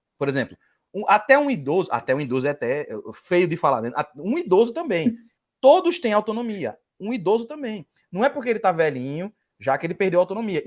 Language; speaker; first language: Portuguese; native; Portuguese